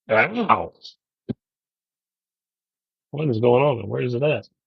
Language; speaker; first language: English; native; English